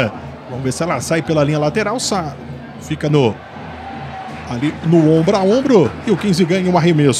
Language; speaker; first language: Portuguese; native; Portuguese